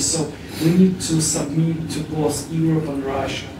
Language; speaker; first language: English; non-native, fluent; Russian